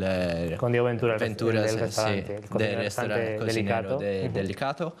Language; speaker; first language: Spanish; native; Spanish